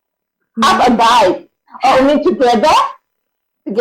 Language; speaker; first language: English; non-native, learner; Indonesian